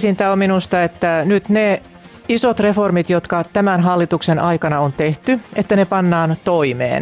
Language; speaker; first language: Finnish; native; Finnish